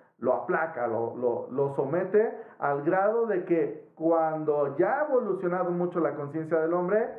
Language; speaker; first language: Spanish; native; Spanish